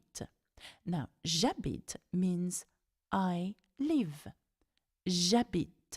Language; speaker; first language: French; non-native, fluent; English